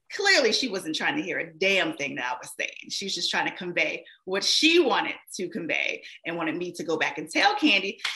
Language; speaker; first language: English; native; English